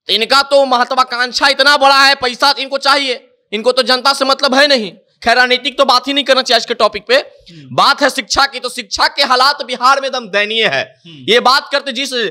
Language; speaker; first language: Hindi; native; Hindi